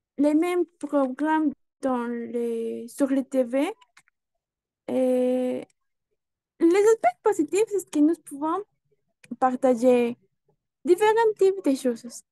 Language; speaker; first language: French; non-native, learner; Spanish